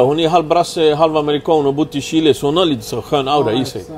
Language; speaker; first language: Swedish; early bilingual, other home language; Spanish